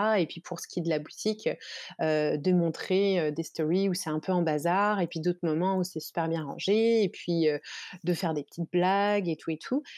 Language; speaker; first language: French; native; French